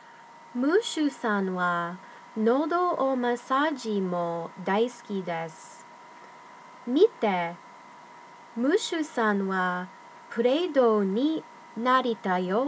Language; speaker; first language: Japanese; non-native, learner; English